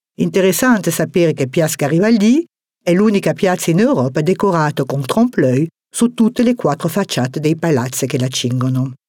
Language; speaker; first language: Italian; non-native, fluent; French